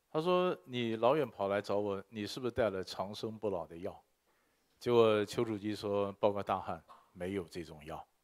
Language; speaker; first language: Chinese; native; Chinese